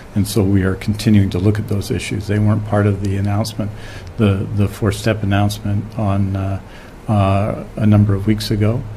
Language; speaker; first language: English; native; English